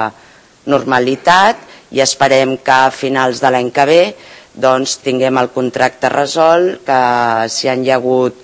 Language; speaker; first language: Catalan; native; Catalan